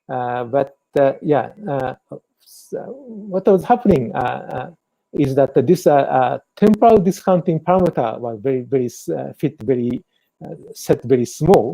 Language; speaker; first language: English; non-native, fluent; Japanese